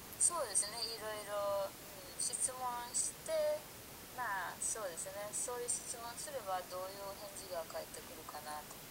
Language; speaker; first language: Japanese; non-native, fluent; Persian